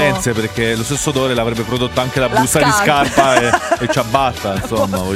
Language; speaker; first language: Italian; native; Italian